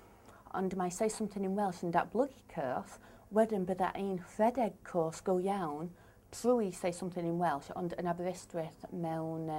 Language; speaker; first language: Welsh; non-native, learner; English